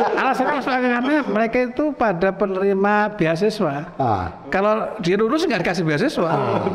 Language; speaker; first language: Indonesian; native; Indonesian